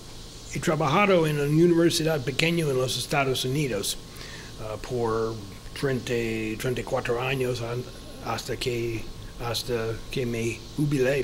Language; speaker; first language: Spanish; non-native, fluent; English